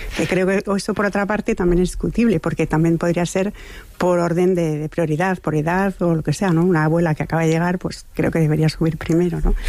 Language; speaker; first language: Spanish; non-native, fluent; French